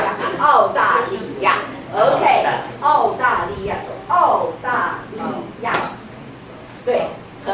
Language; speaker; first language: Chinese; non-native, fluent; English